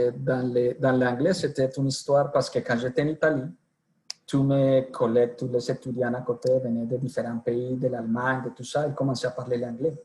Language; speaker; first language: French; non-native, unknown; Spanish